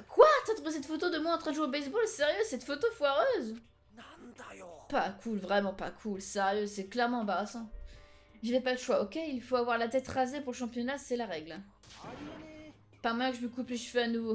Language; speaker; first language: French; native; French